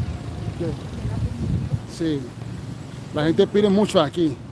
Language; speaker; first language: Spanish; non-native, fluent; English